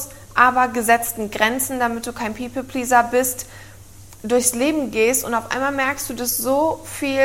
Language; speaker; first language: German; native; German